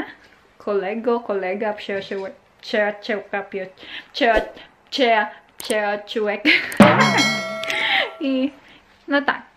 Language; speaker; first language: Polish; non-native, learner; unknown